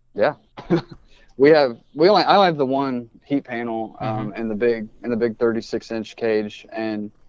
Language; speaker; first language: English; native; English